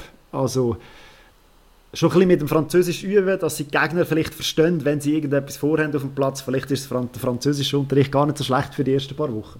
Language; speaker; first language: German; native; German